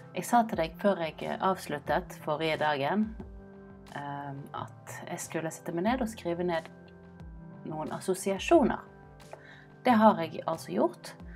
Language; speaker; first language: Norwegian; native; Norwegian